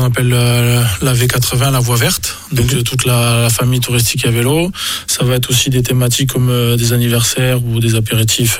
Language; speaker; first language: French; native; French